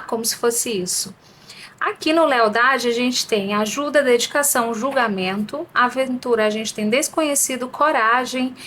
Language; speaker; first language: Portuguese; native; Portuguese